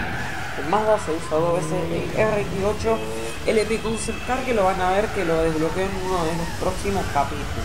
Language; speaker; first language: Spanish; native; Spanish